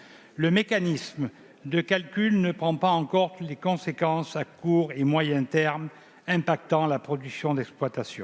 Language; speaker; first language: French; native; French